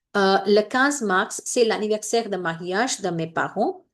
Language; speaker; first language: French; non-native, fluent; Hindi